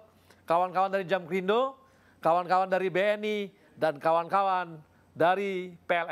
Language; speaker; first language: Indonesian; native; Indonesian